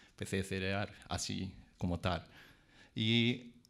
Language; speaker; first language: Spanish; non-native, fluent; Japanese